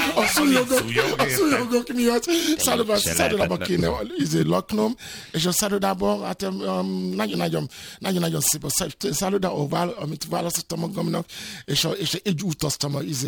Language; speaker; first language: Hungarian; non-native, fluent; Yoruba